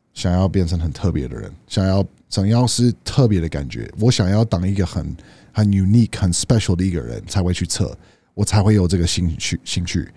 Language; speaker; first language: Chinese; non-native, fluent; English